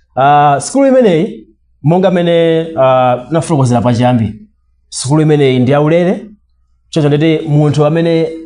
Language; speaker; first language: Nyanja; native; Nyanja